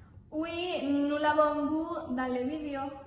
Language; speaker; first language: French; non-native, learner; Spanish